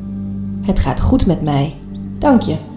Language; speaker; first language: Dutch; non-native, learner; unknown